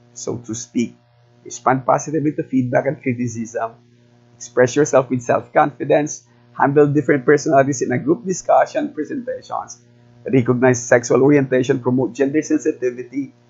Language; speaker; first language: English; non-native, local second language; Filipino